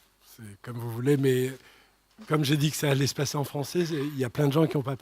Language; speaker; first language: French; native; French